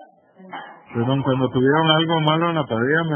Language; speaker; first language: Spanish; native; Spanish